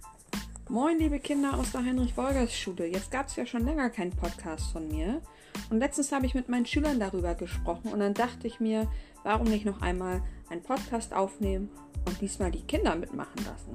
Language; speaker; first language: German; native; German